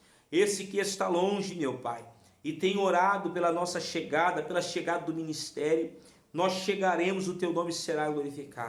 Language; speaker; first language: Portuguese; native; Portuguese